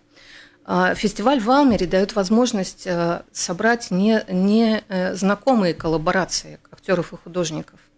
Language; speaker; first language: Russian; native; Russian